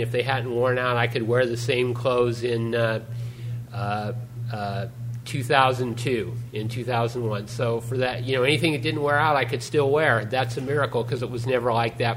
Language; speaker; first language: English; native; English